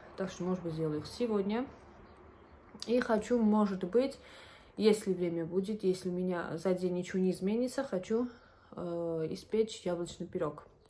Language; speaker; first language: Russian; non-native, local second language; Georgian